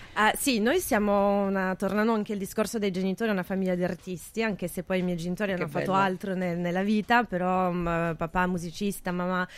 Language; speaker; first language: Italian; non-native, fluent; French